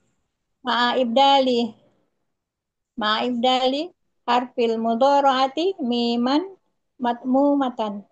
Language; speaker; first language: Arabic; non-native, learner; Indonesian